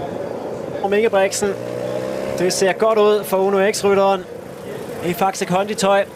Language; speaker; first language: Danish; native; Danish